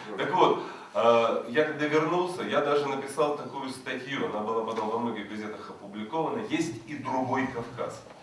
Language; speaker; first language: Russian; native; Russian